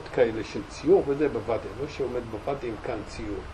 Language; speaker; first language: Hebrew; native; Hebrew